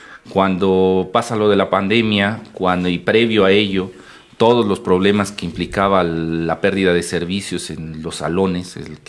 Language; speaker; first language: Spanish; native; Spanish